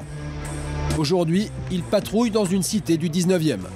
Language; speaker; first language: French; native; French